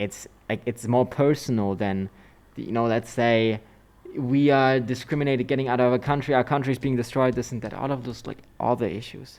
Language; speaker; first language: English; non-native, fluent; German